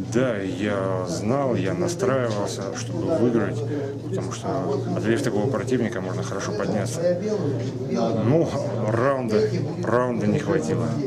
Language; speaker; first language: Russian; native; Russian